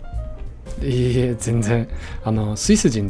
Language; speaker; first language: Japanese; non-native, fluent; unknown